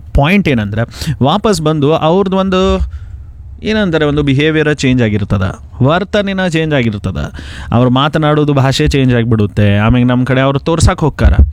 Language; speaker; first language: Kannada; non-native, local second language; Konkani